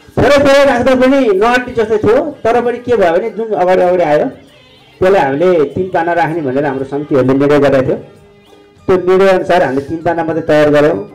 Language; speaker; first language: Nepali; non-native, local second language; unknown